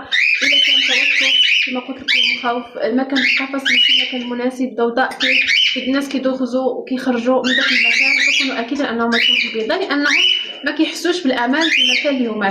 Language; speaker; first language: Arabic; native; Arabic